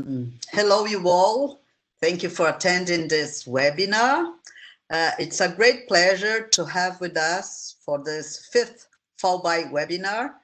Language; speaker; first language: English; non-native, fluent; Portuguese